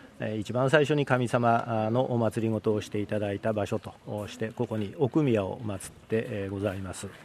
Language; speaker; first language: Japanese; native; Japanese